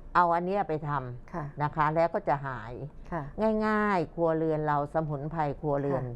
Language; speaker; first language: Thai; native; Thai